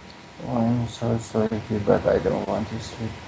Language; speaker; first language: English; non-native, learner; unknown